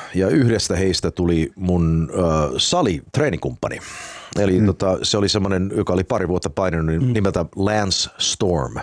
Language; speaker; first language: Finnish; early bilingual, heritage; Finnish